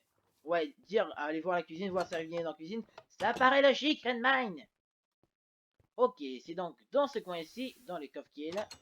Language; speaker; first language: French; native; French